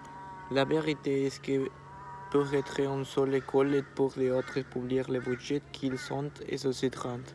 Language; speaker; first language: French; non-native, learner; Spanish